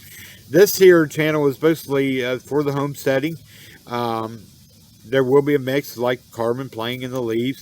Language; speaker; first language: English; native; English